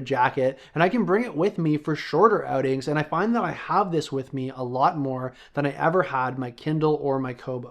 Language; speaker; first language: English; native; English